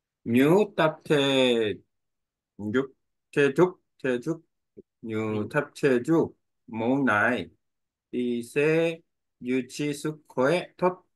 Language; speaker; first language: Vietnamese; non-native, learner; Korean